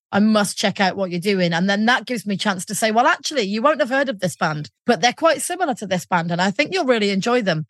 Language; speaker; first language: English; native; English